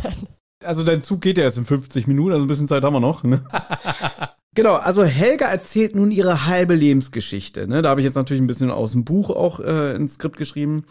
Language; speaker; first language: German; native; German